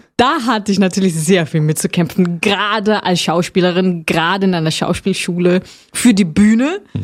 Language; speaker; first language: German; non-native, fluent; Portuguese